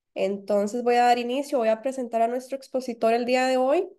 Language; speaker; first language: Spanish; native; Spanish